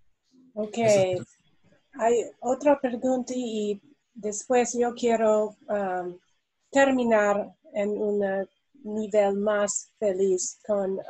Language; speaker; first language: Spanish; non-native, learner; English